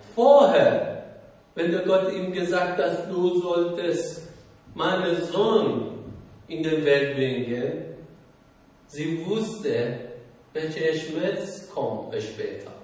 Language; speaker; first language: German; non-native, learner; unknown